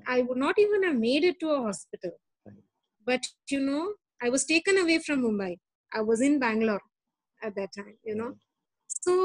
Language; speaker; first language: English; non-native, local second language; Hindi